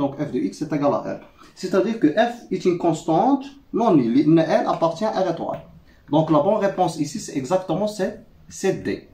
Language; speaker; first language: French; non-native, local second language; Arabic